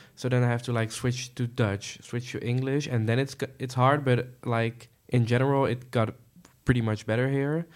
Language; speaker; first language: English; non-native, fluent; Dutch